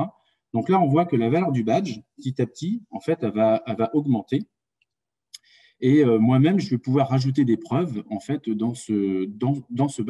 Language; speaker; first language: French; native; French